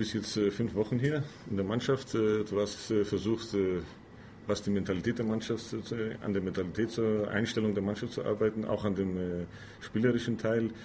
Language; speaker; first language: German; non-native, fluent; Greek